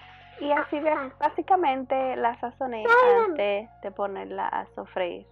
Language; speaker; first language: Spanish; early bilingual, heritage; Spanish